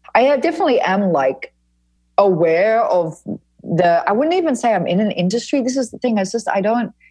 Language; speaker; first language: English; native; English